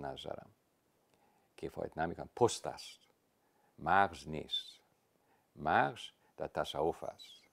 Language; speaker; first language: Persian; non-native, fluent; English